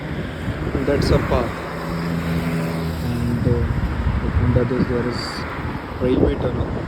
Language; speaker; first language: English; non-native, local second language; Hindi